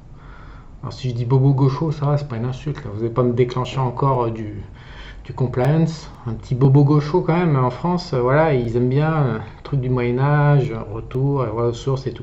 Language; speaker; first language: French; native; French